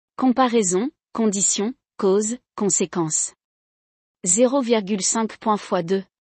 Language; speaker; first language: French; non-native, local second language; Arabic